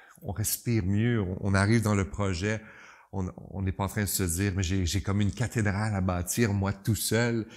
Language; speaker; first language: French; native; French